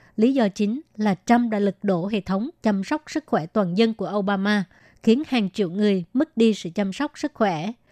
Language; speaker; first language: Vietnamese; native; Vietnamese